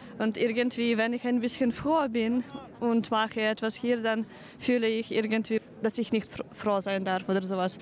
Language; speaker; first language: German; non-native, fluent; Ukrainian